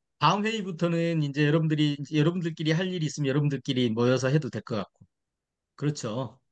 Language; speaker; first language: Korean; native; Korean